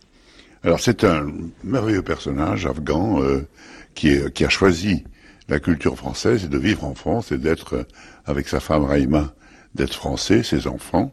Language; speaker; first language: French; native; French